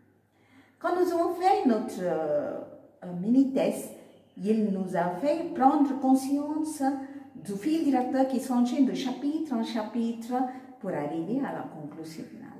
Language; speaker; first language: French; non-native, fluent; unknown